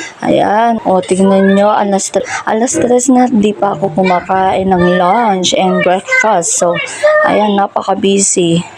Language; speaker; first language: Filipino; non-native, local second language; Pampanga